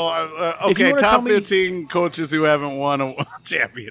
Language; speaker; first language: English; native; English